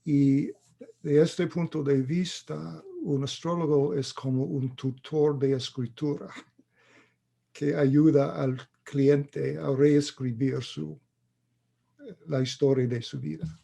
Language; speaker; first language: Spanish; non-native, fluent; English